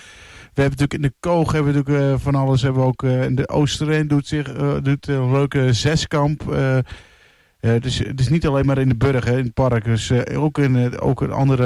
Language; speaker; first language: Dutch; native; Dutch